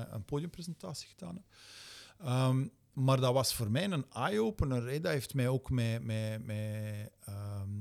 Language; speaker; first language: Dutch; native; Dutch